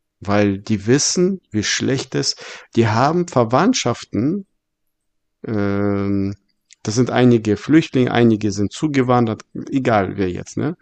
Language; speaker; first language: German; early bilingual, other home language; Russian